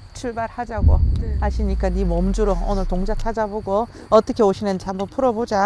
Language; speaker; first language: Korean; native; Korean